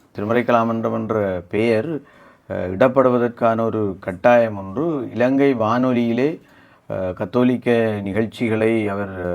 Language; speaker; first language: Tamil; native; Tamil